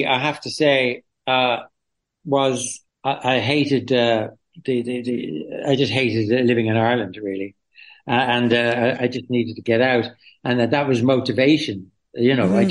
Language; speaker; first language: English; native; English